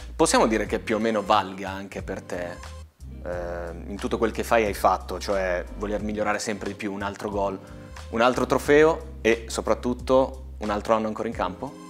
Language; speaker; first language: Italian; native; Italian